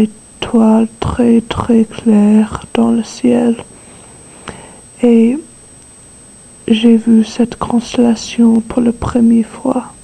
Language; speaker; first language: French; non-native, learner; English